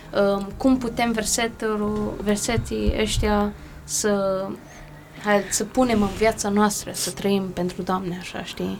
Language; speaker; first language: Romanian; early bilingual, heritage; Romanian